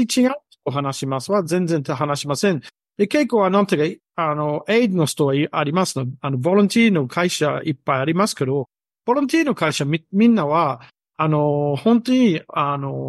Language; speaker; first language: Japanese; non-native, learner; English